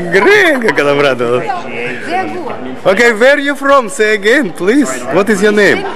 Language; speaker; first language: English; non-native, learner; Russian